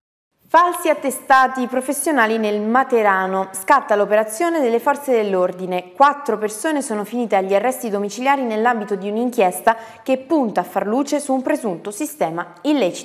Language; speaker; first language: Italian; native; Italian